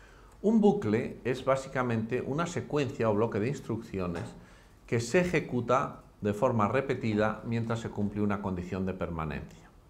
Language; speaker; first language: Spanish; native; Spanish